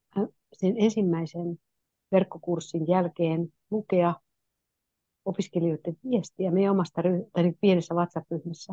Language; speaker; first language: Finnish; native; Finnish